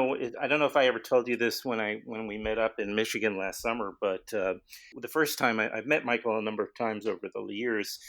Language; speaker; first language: English; native; English